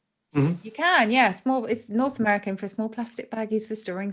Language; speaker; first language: English; native; English